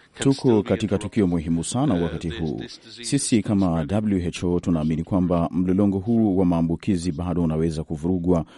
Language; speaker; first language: Swahili; non-native, local second language; Kikuyu